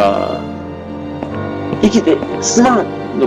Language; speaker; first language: Japanese; non-native, learner; Chinese